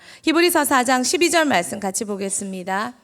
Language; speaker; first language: Korean; native; Korean